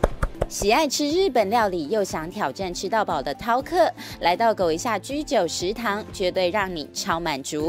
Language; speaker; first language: Chinese; native; Chinese